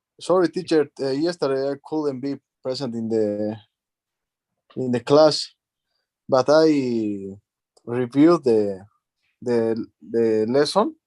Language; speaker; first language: English; non-native, learner; Spanish